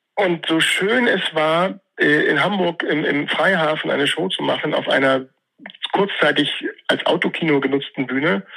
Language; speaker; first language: German; native; German